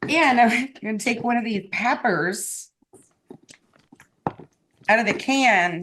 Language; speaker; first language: English; native; English